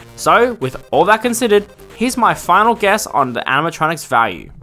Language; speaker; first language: English; native; English